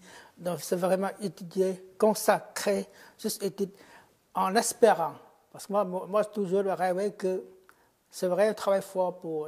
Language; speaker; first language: French; non-native, fluent; Khmer